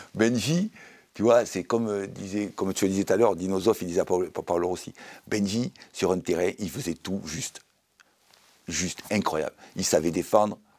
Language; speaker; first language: French; native; French